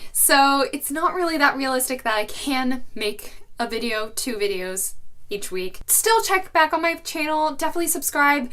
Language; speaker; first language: English; native; English